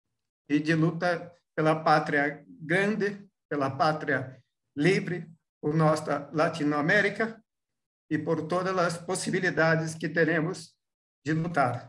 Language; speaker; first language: Portuguese; non-native, fluent; Spanish